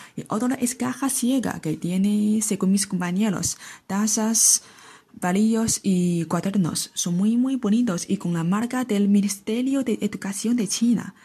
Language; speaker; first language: Spanish; non-native, fluent; Chinese